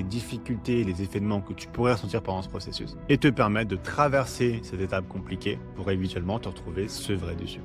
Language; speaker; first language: French; native; French